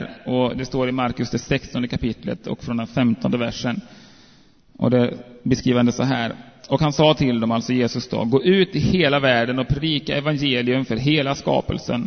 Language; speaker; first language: Swedish; native; Swedish